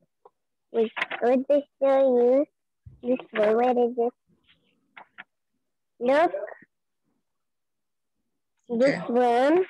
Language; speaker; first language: English; non-native, learner; Arabic